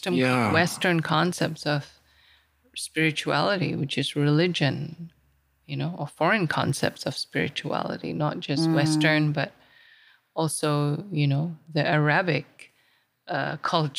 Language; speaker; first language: English; non-native, local second language; Malay